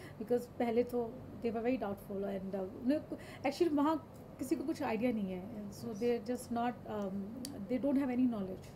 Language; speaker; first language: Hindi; native; Hindi